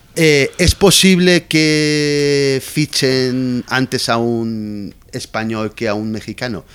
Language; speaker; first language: Spanish; native; Spanish